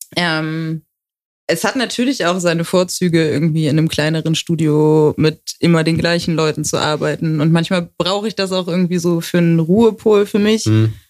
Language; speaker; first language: German; native; German